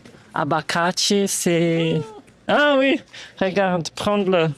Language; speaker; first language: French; non-native, fluent; Portuguese